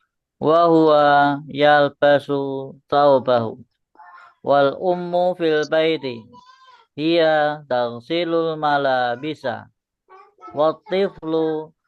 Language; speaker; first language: Arabic; non-native, fluent; Indonesian